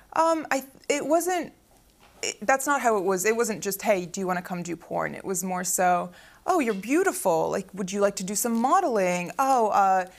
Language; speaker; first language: English; early bilingual, other home language; Arabic